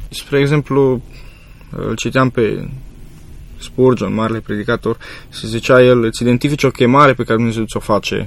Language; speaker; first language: Romanian; native; Romanian